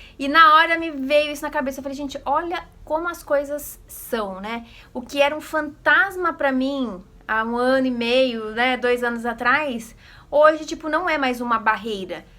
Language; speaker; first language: Portuguese; native; Portuguese